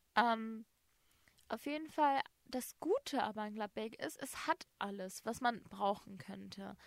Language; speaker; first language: German; native; German